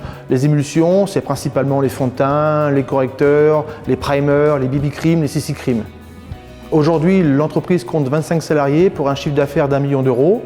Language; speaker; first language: French; native; French